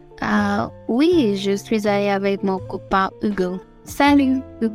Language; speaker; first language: French; non-native, fluent; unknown